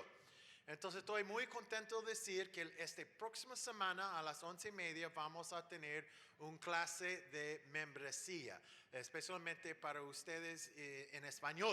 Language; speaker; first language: Spanish; non-native, fluent; English